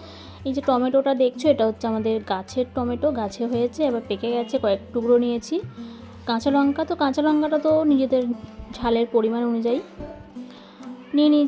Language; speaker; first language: Bangla; native; Bangla